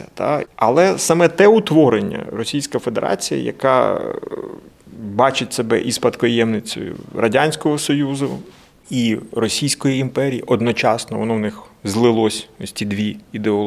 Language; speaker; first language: Ukrainian; native; Ukrainian